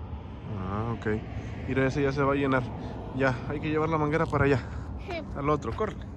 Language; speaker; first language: Spanish; native; Spanish